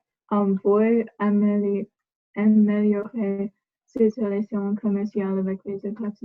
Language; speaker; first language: French; non-native, learner; English